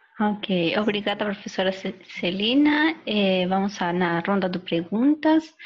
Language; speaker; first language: Portuguese; non-native, fluent; Spanish